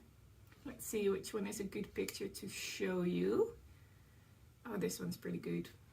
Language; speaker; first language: English; non-native, fluent; Dutch